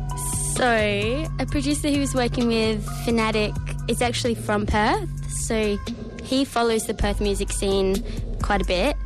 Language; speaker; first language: English; native; English